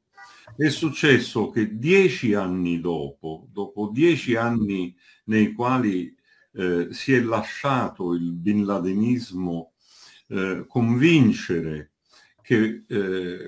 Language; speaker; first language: Italian; native; Italian